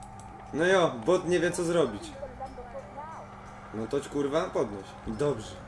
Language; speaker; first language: Polish; native; Polish